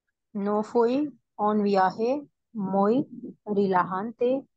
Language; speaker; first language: Spanish; non-native, learner; Urdu